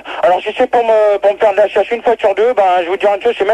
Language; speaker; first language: French; native; French